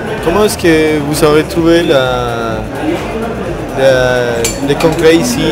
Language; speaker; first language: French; non-native, learner; Spanish